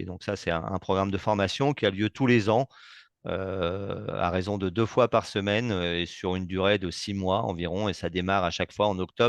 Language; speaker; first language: French; native; French